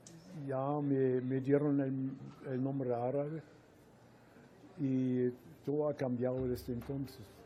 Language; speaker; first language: Spanish; non-native, fluent; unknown